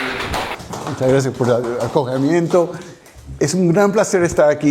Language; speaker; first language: Spanish; non-native, fluent; English